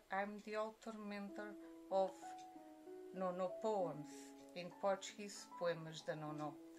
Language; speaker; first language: English; non-native, fluent; Portuguese